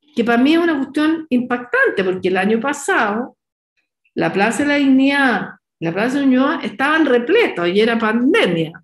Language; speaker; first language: Spanish; native; Spanish